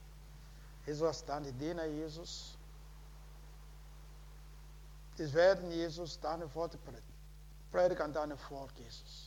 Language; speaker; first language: German; non-native, learner; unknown